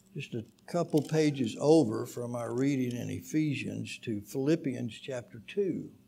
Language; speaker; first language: English; native; English